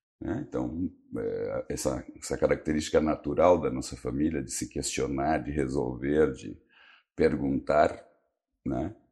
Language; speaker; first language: Portuguese; early bilingual, other home language; Spanish